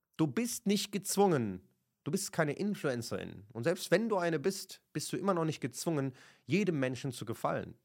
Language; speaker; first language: German; early bilingual, other home language; Kurdish